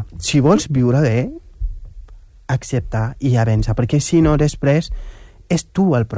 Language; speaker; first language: Catalan; non-native, fluent; Wolof